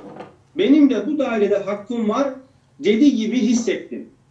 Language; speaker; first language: Turkish; native; Turkish